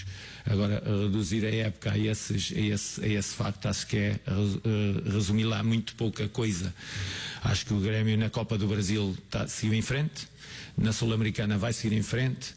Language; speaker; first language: Portuguese; native; Portuguese